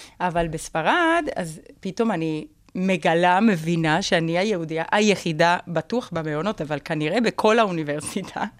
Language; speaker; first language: Hebrew; non-native, fluent; Spanish